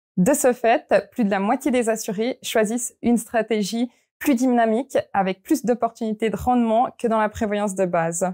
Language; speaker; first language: French; native; French